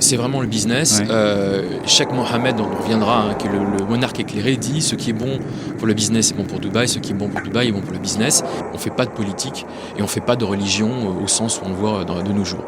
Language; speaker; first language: French; native; French